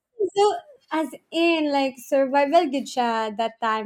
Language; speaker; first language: English; non-native, local second language; Surigaonon